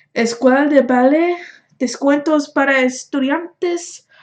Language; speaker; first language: Spanish; early bilingual, heritage; Spanish